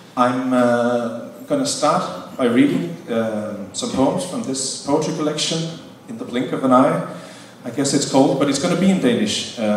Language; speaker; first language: English; non-native, fluent; Danish